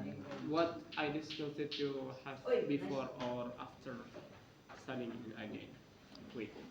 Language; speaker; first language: English; non-native, learner; Indonesian